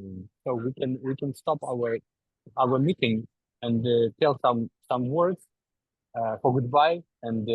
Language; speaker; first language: English; non-native, learner; Ukrainian